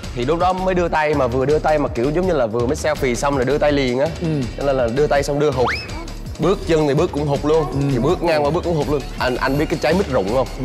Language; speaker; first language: Vietnamese; native; Vietnamese